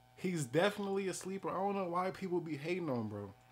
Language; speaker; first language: English; native; English